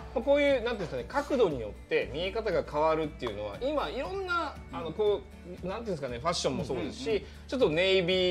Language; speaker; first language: Japanese; native; Japanese